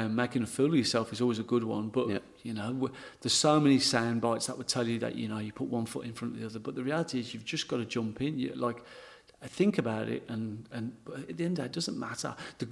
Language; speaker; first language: English; native; English